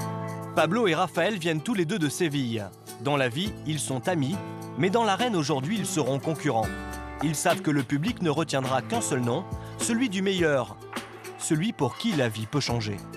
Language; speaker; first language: French; native; French